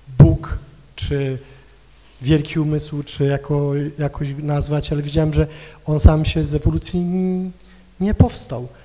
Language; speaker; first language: Polish; non-native, local second language; Kashubian